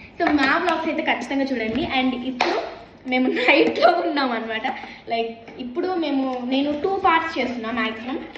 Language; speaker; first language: Telugu; early bilingual, heritage; Telugu